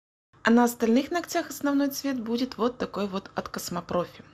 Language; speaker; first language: Russian; native; Russian